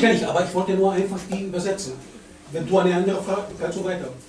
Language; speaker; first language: German; non-native, fluent; Spanish